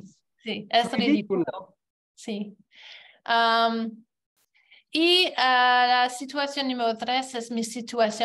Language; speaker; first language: Spanish; non-native, learner; English